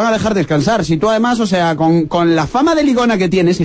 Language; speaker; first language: Spanish; native; Spanish